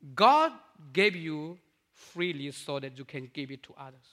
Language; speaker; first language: English; non-native, fluent; Burmese